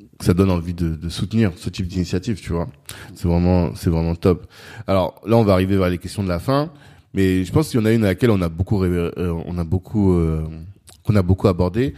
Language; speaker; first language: French; non-native, local second language; Sango